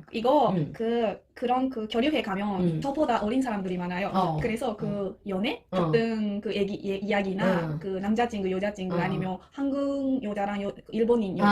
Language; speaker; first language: Korean; non-native, learner; Japanese